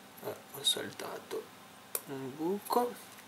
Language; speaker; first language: Italian; non-native, fluent; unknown